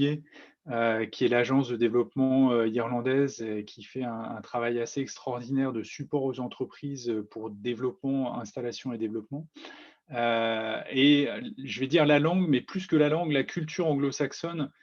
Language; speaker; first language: French; native; French